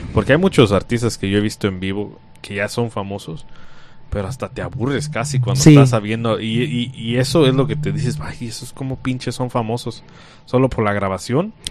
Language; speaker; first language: Spanish; native; Spanish